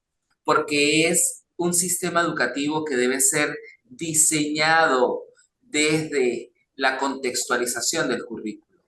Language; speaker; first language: Spanish; native; Spanish